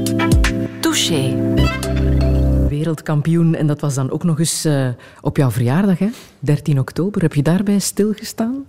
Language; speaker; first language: Dutch; native; Dutch